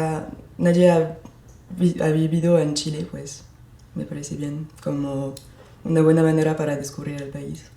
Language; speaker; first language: Spanish; non-native, fluent; French